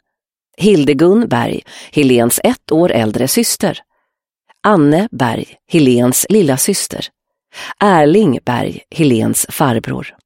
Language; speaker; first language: Swedish; native; Swedish